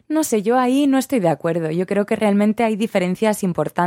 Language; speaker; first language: Spanish; native; Spanish